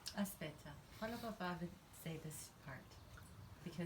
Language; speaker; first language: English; early bilingual, other home language; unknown